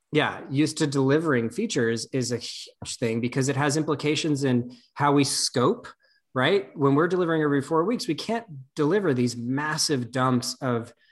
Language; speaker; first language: English; native; English